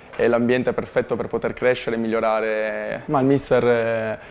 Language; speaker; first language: Italian; native; Italian